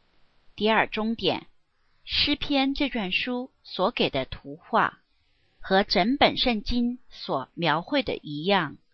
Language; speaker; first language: Chinese; native; Chinese